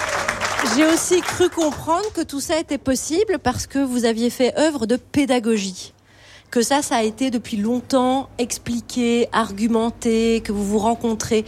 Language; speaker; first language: French; native; French